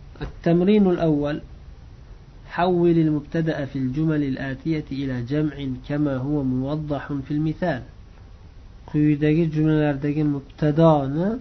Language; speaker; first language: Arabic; non-native, fluent; Uzbek